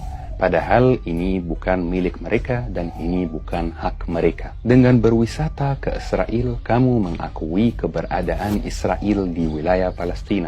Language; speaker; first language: Indonesian; non-native, fluent; Arabic